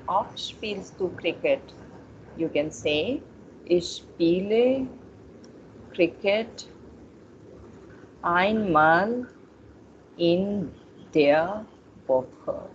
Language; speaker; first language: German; non-native, fluent; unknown